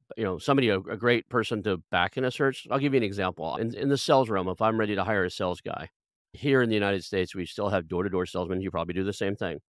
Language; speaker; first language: English; native; English